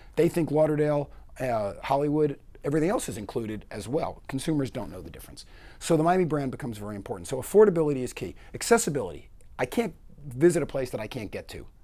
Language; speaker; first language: English; native; English